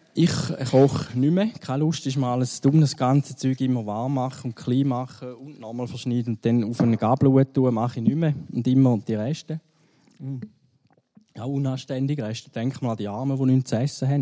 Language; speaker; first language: German; native; German